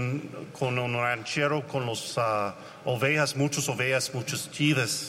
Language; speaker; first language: Spanish; non-native, learner; English